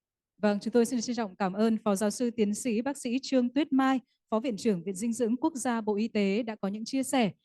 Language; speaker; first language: Vietnamese; native; Vietnamese